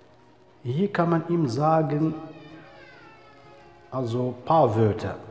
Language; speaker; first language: German; non-native, fluent; Arabic